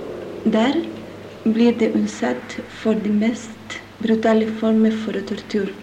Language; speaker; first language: Norwegian; non-native, learner; Spanish